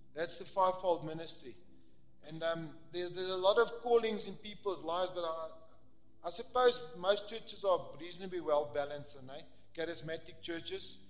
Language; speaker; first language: English; non-native, local second language; Afrikaans